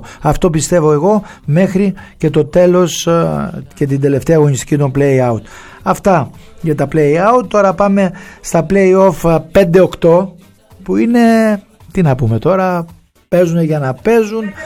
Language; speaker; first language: Greek; native; Greek